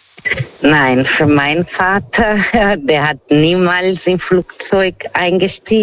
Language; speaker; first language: German; non-native, fluent; Portuguese